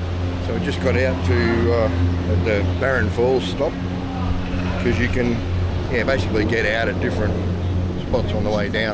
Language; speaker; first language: English; native; English